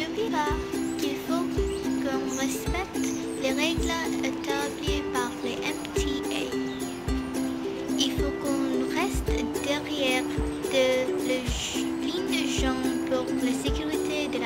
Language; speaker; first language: French; non-native, learner; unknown